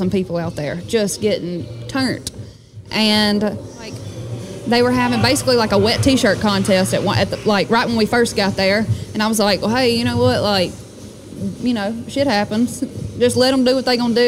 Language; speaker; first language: English; native; English